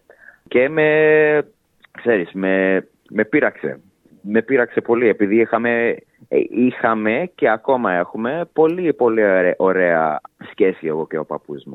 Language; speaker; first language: Greek; early bilingual, heritage; English